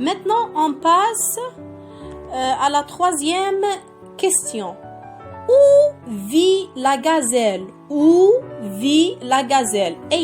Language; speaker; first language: French; non-native, local second language; Arabic